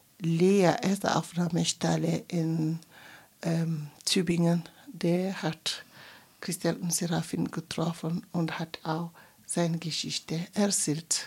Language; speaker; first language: German; non-native, fluent; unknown